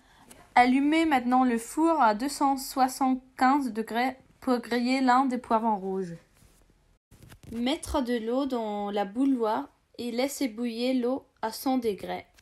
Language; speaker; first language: French; non-native, fluent; English